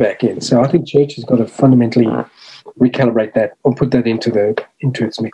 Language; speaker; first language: English; native; English